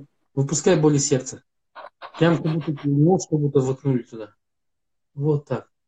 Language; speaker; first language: Russian; native; Russian